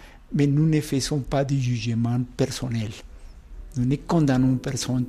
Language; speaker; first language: French; non-native, fluent; Spanish